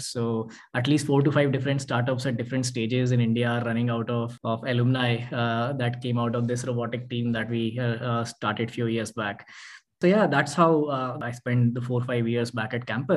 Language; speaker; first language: English; non-native, local second language; Hindi